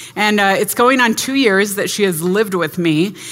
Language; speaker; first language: English; native; English